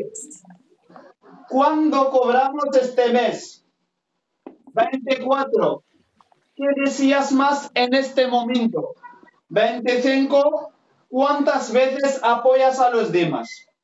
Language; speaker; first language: Spanish; non-native, fluent; Arabic